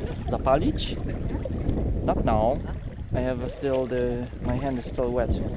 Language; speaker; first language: English; non-native, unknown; Polish